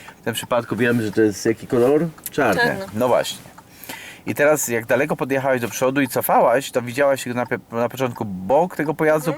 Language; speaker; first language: Polish; native; Polish